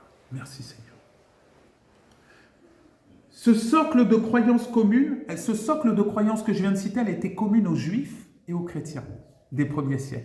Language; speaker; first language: French; native; French